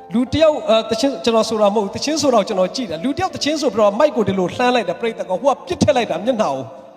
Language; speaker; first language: Burmese; non-native, local second language; Tedim Chin